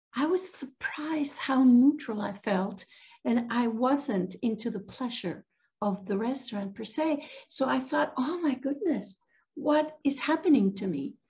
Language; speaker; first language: English; non-native, fluent; Spanish